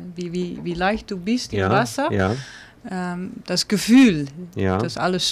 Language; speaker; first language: German; non-native, learner; Dutch